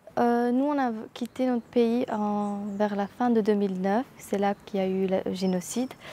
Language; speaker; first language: French; early bilingual, other home language; Tamil